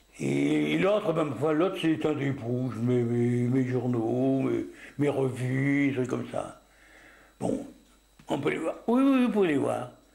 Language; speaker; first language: French; native; French